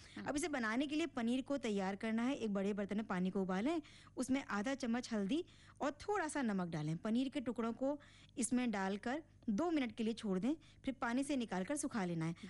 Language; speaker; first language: Hindi; native; Hindi